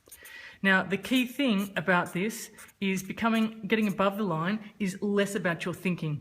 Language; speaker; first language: English; native; English